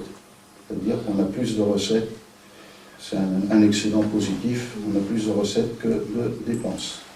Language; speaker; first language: French; native; French